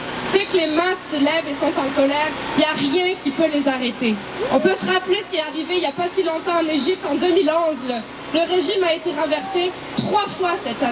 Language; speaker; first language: French; native; French